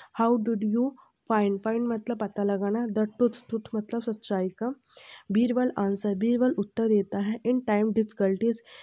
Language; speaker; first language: Hindi; native; Hindi